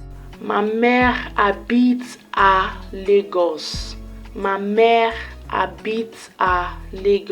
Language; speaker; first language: French; non-native, learner; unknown